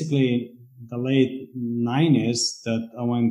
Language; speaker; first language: English; non-native, fluent; Serbian